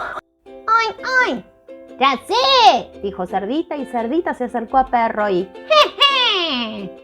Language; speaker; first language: Spanish; native; Spanish